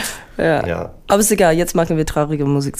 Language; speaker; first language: German; non-native, fluent; English